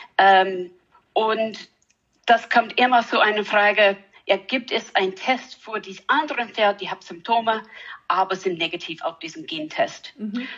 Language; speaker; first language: German; non-native, learner; English